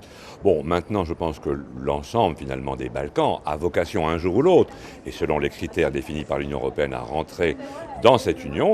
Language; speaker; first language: French; native; French